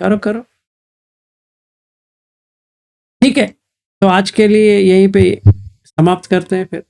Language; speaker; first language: Hindi; native; Hindi